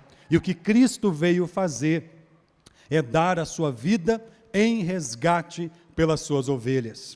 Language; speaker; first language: Portuguese; native; Portuguese